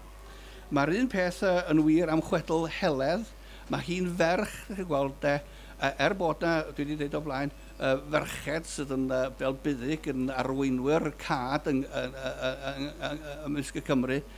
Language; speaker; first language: Welsh; native; Welsh